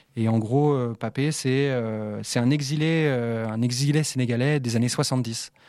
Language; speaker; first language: French; native; French